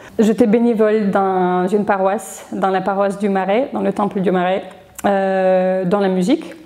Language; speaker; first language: French; non-native, fluent; Russian